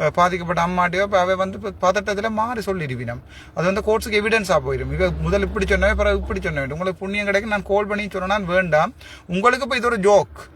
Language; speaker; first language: Tamil; native; Tamil